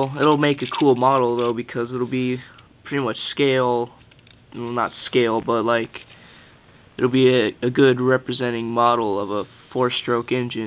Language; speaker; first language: English; native; English